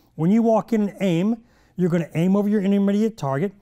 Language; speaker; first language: English; native; English